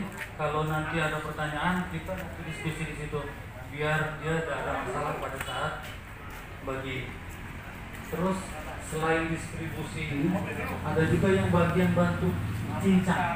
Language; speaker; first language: Indonesian; native; Indonesian